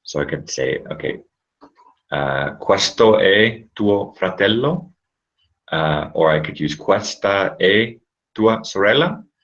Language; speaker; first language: Italian; non-native, learner; English